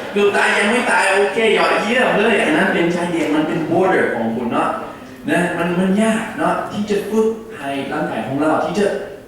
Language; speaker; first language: Thai; non-native, learner; English